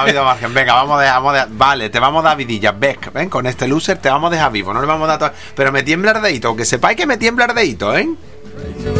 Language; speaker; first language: Spanish; native; Spanish